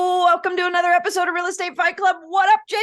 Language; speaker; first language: English; native; English